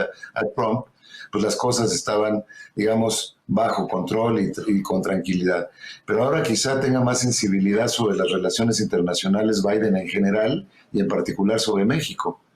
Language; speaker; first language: Spanish; native; Spanish